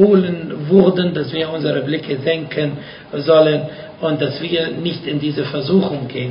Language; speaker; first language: German; non-native, fluent; Arabic